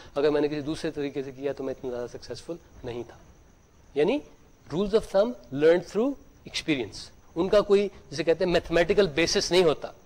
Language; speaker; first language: Urdu; native; Urdu